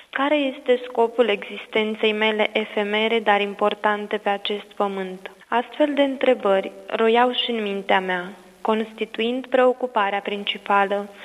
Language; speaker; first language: Romanian; native; Romanian